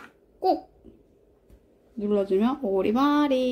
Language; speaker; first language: Korean; native; Korean